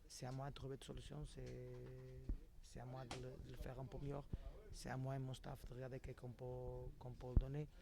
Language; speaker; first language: French; non-native, learner; Portuguese